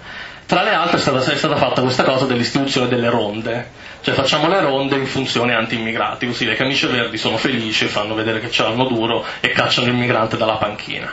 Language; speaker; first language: Italian; native; Italian